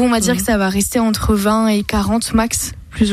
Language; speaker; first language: French; native; French